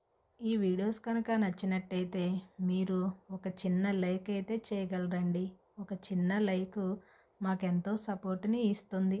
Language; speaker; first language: Telugu; native; Telugu